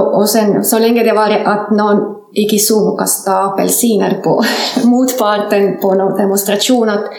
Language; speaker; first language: Swedish; non-native, fluent; Estonian